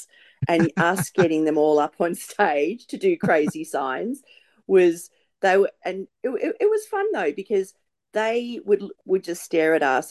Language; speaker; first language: English; native; English